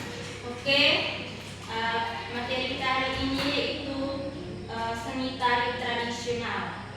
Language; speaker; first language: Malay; non-native, local second language; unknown